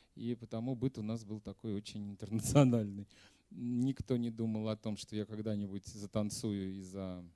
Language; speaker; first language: Russian; native; Russian